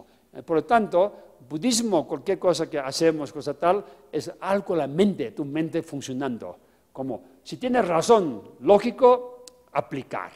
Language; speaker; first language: Spanish; non-native, fluent; Tibetan